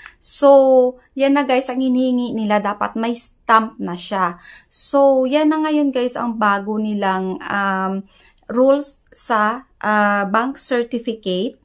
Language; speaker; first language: Filipino; non-native, local second language; Hiligaynon